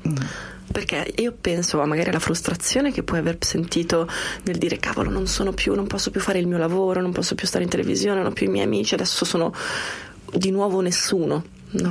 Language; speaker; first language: Italian; native; Italian